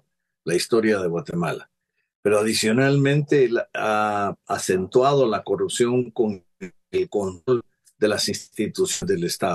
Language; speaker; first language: Spanish; native; Spanish